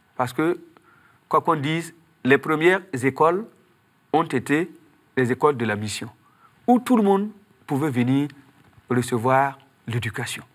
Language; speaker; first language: French; non-native, local second language; Mossi